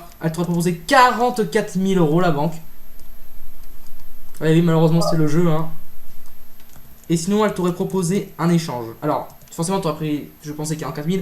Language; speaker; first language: French; native; French